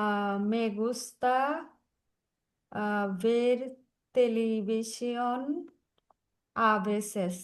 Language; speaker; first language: Spanish; non-native, learner; Bangla